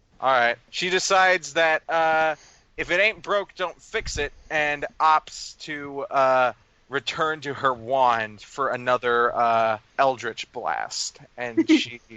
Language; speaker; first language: English; native; English